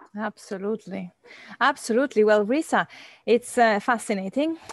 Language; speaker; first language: English; non-native, fluent; Italian